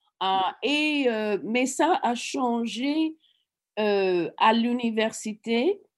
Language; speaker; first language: French; non-native, fluent; English